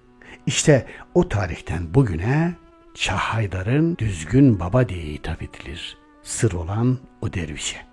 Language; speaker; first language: Turkish; native; Turkish